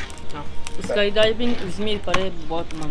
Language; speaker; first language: Hindi; non-native, learner; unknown